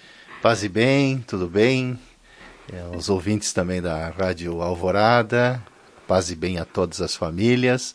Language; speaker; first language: Portuguese; native; Portuguese